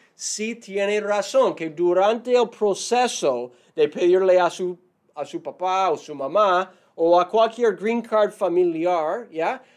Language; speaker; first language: Spanish; non-native, fluent; English